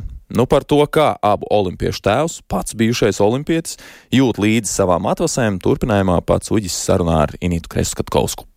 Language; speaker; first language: Latvian; native; Latvian